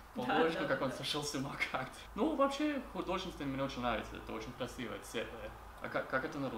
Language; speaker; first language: Russian; non-native, learner; English